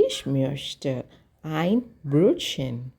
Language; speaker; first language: German; non-native, learner; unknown